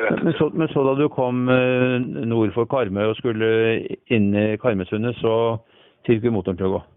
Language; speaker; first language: Norwegian; native; Norwegian